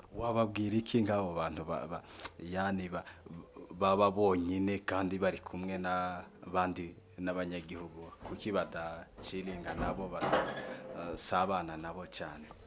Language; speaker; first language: Kinyarwanda; native; Kinyarwanda